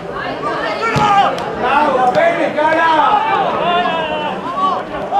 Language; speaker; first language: Italian; native; Italian